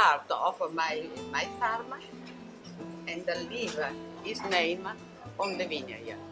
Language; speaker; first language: English; non-native, learner; Italian